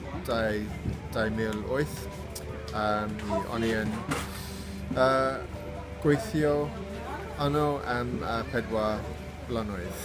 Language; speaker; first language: Welsh; non-native, learner; English